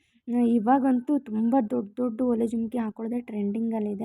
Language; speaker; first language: Kannada; native; Kannada